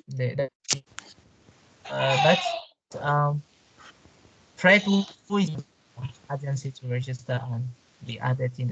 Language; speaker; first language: English; non-native, local second language; French